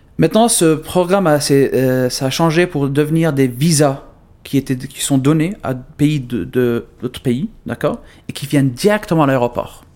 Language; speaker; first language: French; non-native, fluent; Arabic